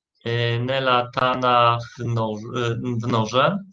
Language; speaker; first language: Italian; non-native, learner; Polish